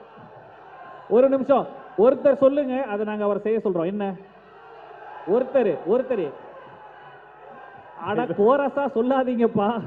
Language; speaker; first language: Tamil; native; Tamil